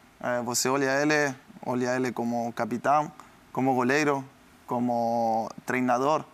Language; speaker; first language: Portuguese; non-native, learner; Spanish